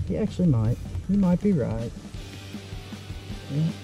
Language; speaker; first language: English; native; English